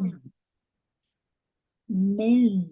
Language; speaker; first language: English; non-native, learner; Vietnamese